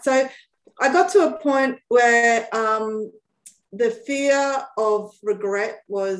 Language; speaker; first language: English; native; English